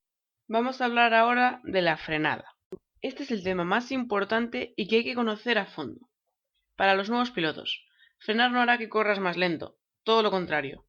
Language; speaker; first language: Spanish; native; Spanish